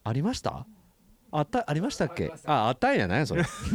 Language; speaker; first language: Japanese; native; Japanese